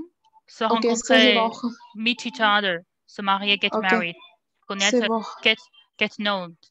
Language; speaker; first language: English; non-native, learner; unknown